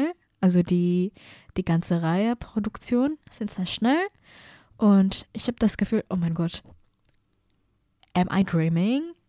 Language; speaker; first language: German; non-native, fluent; Indonesian